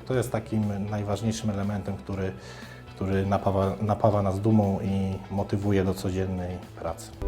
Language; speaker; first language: Polish; native; Polish